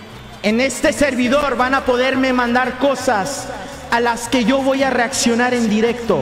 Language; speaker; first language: Spanish; native; Spanish